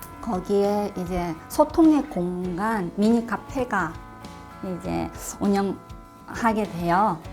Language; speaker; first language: Korean; non-native, fluent; Russian